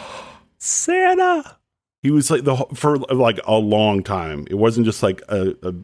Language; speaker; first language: English; native; English